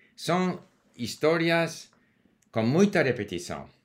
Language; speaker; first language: Portuguese; non-native, learner; English